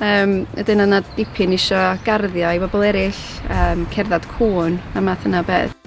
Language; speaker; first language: Welsh; native; Welsh